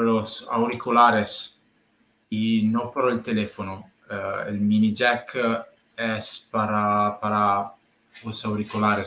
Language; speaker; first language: Spanish; non-native, learner; Italian